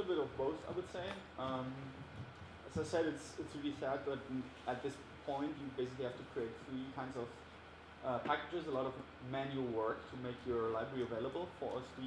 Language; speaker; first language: English; non-native, fluent; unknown